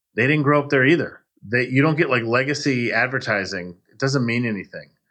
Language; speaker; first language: English; native; English